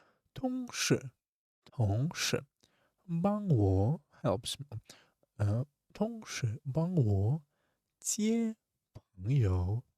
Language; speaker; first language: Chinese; non-native, fluent; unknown